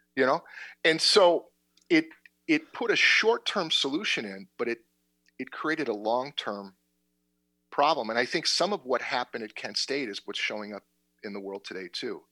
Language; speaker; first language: English; native; English